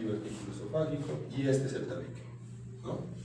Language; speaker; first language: Spanish; native; Spanish